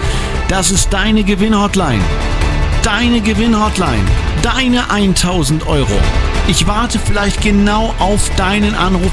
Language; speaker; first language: German; native; German